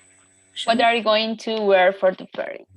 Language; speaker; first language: English; non-native, learner; Spanish